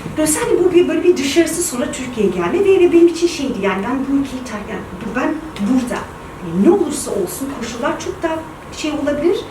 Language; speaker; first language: Turkish; early bilingual, heritage; Turkish